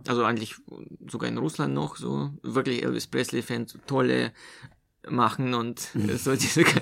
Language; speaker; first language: German; non-native, fluent; Russian